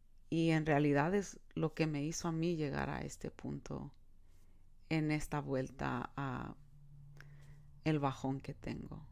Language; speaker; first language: Spanish; early bilingual, other home language; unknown